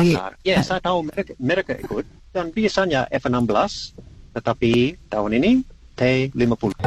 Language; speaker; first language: Indonesian; non-native, learner; English